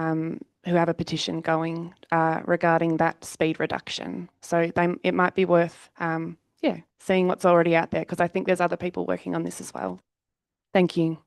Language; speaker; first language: English; native; English